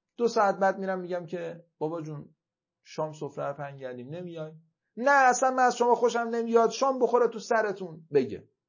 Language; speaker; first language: Persian; native; Persian